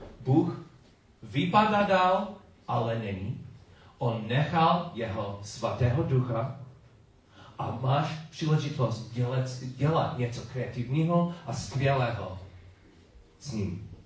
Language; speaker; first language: Czech; non-native, learner; English